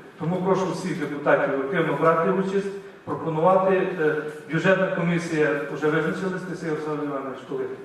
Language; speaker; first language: Ukrainian; native; Ukrainian